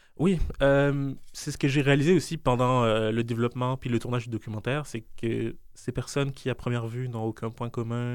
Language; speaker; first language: French; native; French